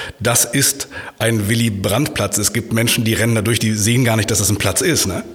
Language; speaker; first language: German; native; German